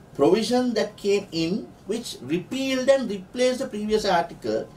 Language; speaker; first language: English; non-native, local second language; Sinhala